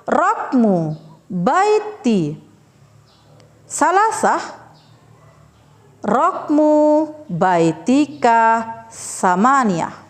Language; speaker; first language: Arabic; non-native, fluent; Indonesian